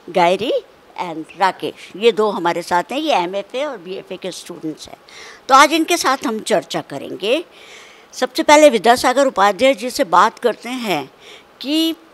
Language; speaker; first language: Hindi; native; Hindi